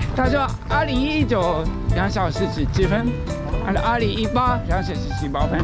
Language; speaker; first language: Chinese; non-native, learner; Japanese